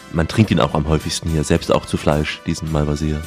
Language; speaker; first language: German; native; German